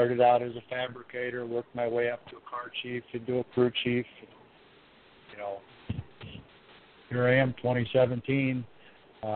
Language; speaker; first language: English; native; English